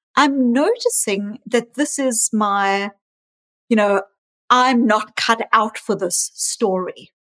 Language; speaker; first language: English; native; English